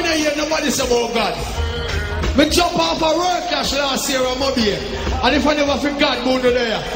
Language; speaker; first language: English; non-native, local second language; Jamaican Creole English